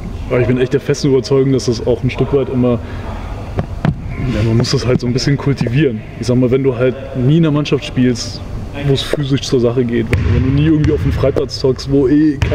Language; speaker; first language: German; native; German